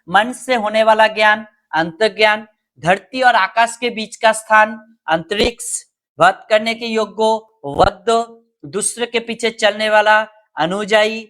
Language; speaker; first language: Hindi; non-native, local second language; Bangla